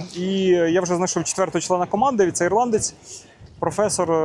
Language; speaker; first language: Ukrainian; native; Ukrainian